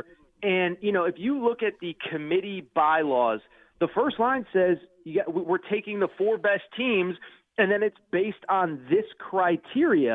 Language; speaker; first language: English; native; English